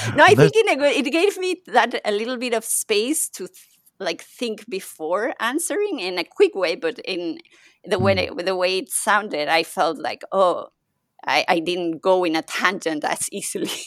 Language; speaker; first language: English; non-native, fluent; Spanish